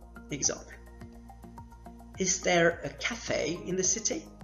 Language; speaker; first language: English; non-native, fluent; French